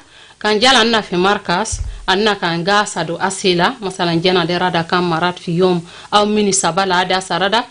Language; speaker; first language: Arabic; non-native, local second language; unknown